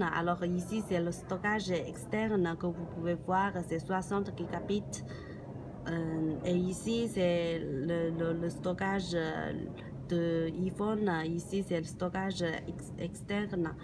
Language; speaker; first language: French; non-native, learner; Chinese